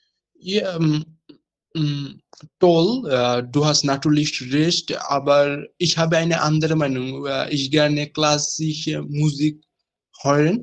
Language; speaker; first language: German; non-native, learner; Bangla